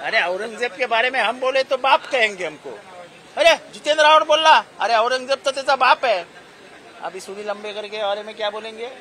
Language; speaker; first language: Hindi; non-native, local second language; Marathi